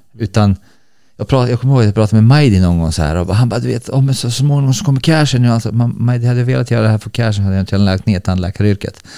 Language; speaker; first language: Swedish; early bilingual, other home language; Bosnian